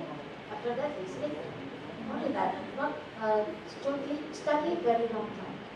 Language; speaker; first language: English; non-native, fluent; Indonesian